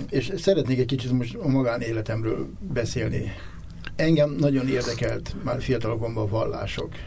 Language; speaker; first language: Hungarian; native; Hungarian